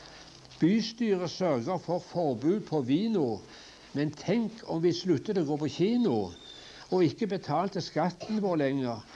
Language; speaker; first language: Norwegian; native; Norwegian